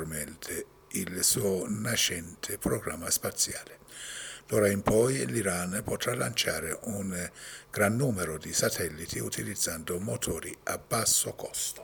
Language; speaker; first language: Italian; non-native, fluent; Persian